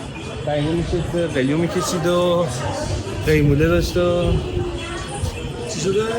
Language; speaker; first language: Persian; native; Persian